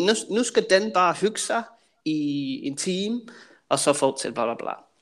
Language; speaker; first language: Danish; native; Danish